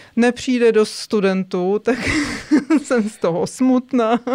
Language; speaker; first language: Czech; non-native, fluent; Russian